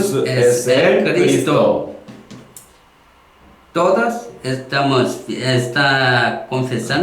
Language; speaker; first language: Spanish; non-native, learner; Korean